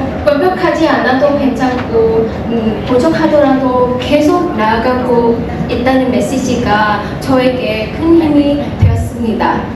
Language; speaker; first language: Korean; non-native, fluent; Vietnamese